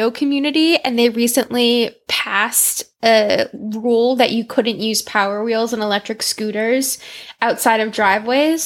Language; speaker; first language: English; native; English